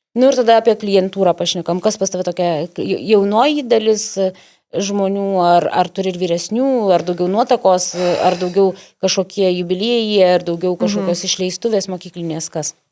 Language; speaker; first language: Lithuanian; native; Lithuanian